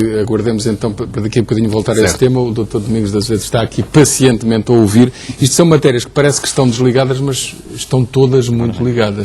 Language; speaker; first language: Portuguese; native; Portuguese